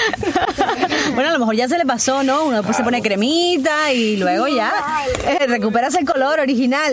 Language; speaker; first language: Spanish; native; Spanish